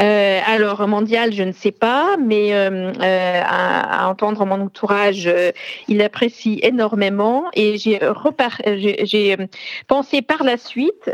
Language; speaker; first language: French; non-native, fluent; German